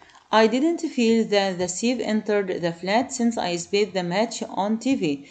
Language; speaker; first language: English; non-native, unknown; Arabic